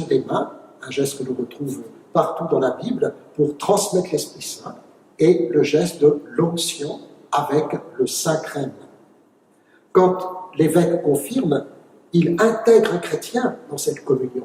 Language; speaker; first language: French; native; French